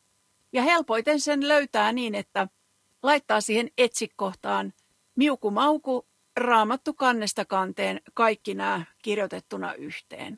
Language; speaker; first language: Finnish; native; Finnish